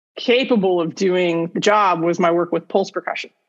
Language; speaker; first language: English; native; English